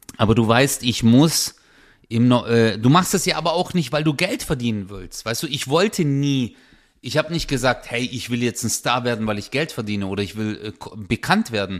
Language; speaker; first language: German; early bilingual, other home language; Turkish